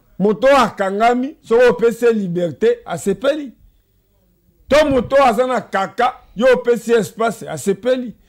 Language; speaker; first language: Lingala; native; Lingala